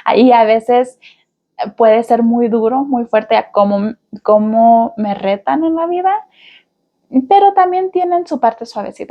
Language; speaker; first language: Spanish; early bilingual, heritage; Spanish